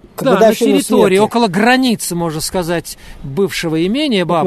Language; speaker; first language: Russian; native; Russian